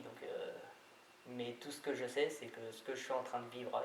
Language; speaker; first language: French; native; French